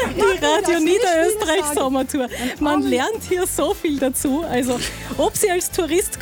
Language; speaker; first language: German; native; German